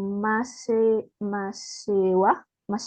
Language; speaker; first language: French; non-native, learner; Spanish